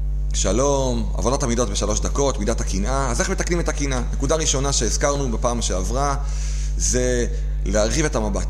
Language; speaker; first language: Hebrew; native; Hebrew